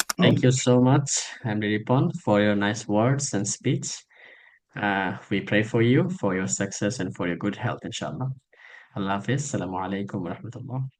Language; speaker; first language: English; non-native, local second language; Bangla